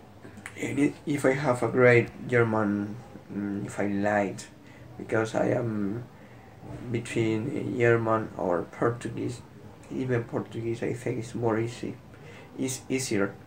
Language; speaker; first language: English; non-native, learner; Spanish